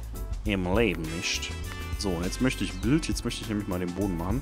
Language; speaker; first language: German; native; German